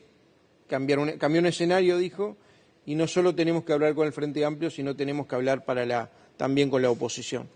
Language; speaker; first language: Spanish; native; Spanish